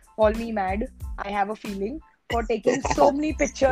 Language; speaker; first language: English; non-native, local second language; Hindi